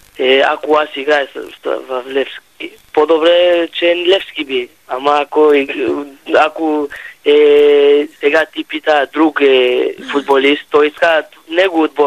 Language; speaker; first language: Bulgarian; non-native, learner; Hebrew